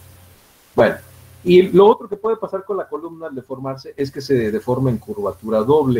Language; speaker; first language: Spanish; native; Spanish